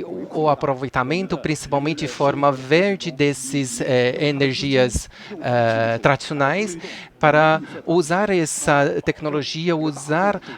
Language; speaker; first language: Portuguese; non-native, fluent; Chinese